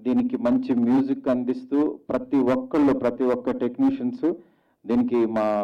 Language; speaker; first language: Telugu; native; Telugu